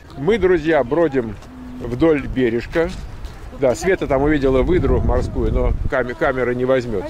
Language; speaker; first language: Russian; native; Russian